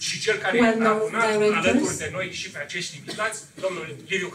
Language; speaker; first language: Romanian; native; Romanian